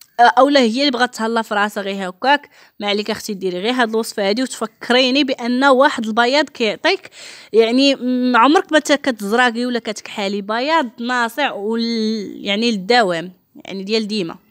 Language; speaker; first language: Arabic; native; Arabic